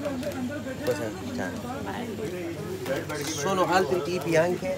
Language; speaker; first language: Italian; non-native, learner; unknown